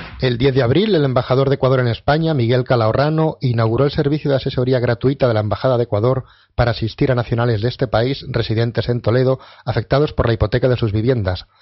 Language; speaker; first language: Spanish; native; Spanish